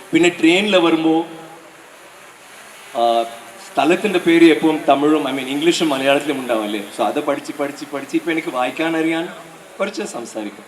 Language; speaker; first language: Malayalam; non-native, learner; Tamil